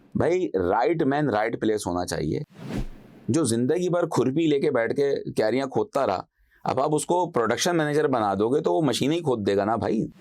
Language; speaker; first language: Urdu; native; Urdu